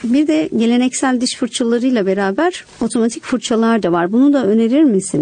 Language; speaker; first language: Turkish; native; Turkish